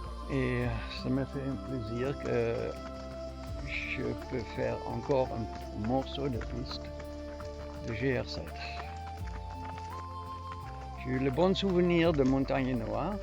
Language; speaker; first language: French; non-native, learner; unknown